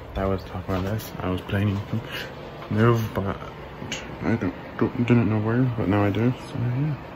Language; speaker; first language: English; native; English